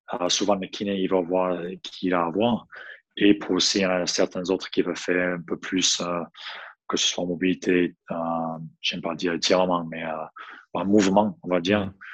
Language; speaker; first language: French; non-native, fluent; English